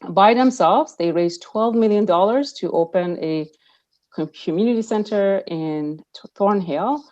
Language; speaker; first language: English; non-native, fluent; Persian